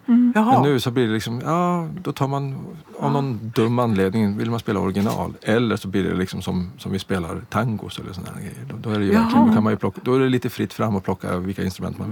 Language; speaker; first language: Swedish; native; Swedish